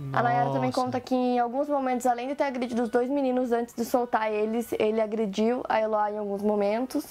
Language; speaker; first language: Portuguese; native; Portuguese